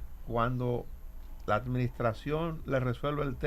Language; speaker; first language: Spanish; native; Spanish